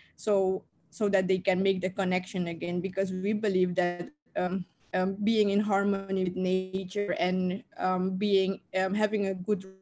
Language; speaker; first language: English; non-native, fluent; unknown